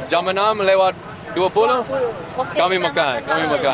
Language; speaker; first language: Indonesian; non-native, learner; English